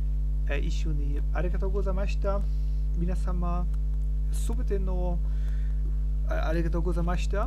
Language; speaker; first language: Japanese; non-native, learner; German